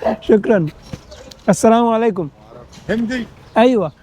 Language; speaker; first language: Arabic; non-native, learner; Bangla